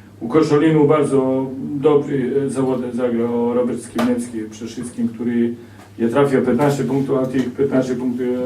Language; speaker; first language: Polish; non-native, learner; Croatian